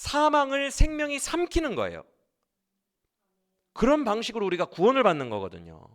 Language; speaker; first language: Korean; native; Korean